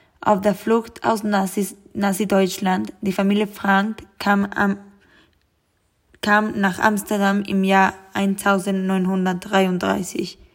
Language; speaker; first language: German; non-native, learner; Spanish